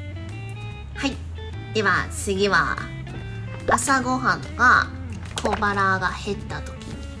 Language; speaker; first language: Japanese; non-native, fluent; Chinese